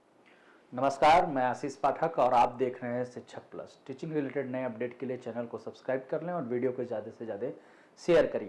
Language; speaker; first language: Hindi; native; Hindi